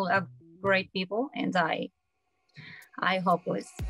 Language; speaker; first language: English; non-native, learner; Spanish